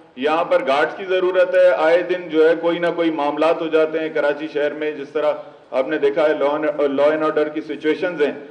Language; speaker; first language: Urdu; native; Urdu